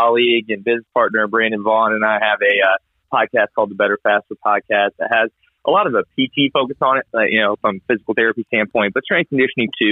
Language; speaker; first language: English; native; English